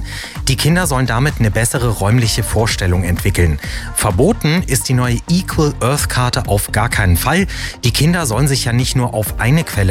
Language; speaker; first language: German; native; German